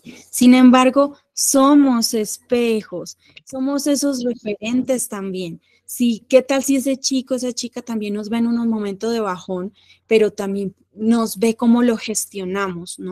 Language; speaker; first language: Spanish; native; Spanish